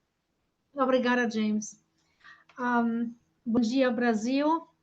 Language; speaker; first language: Portuguese; non-native, fluent; German